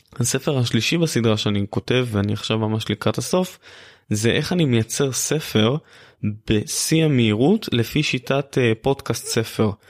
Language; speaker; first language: Hebrew; native; Hebrew